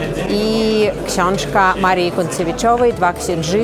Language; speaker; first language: Polish; non-native, local second language; Belarusian